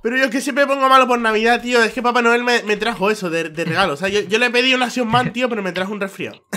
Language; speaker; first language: Spanish; native; Spanish